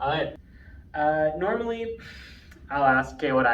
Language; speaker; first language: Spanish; non-native, fluent; English